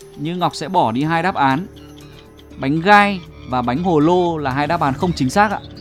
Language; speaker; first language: Vietnamese; native; Vietnamese